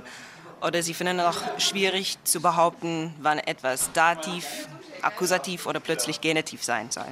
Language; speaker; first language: German; non-native, fluent; Afrikaans